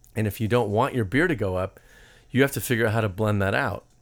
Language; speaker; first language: English; native; English